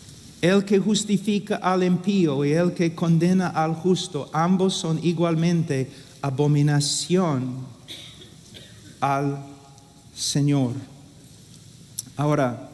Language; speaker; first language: Spanish; non-native, fluent; English